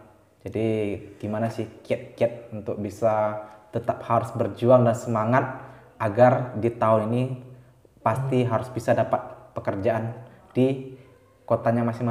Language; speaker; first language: Indonesian; native; Indonesian